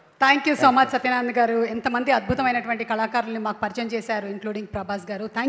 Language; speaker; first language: Telugu; native; Telugu